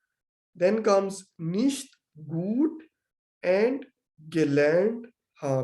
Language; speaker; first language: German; non-native, learner; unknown